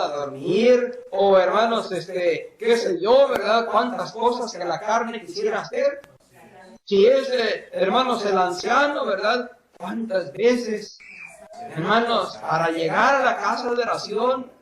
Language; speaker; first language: Spanish; native; Spanish